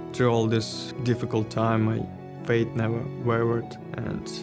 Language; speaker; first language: English; non-native, learner; Ukrainian